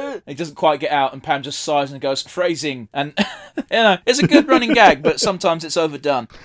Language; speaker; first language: English; native; English